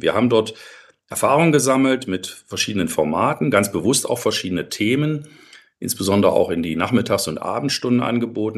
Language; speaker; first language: German; native; German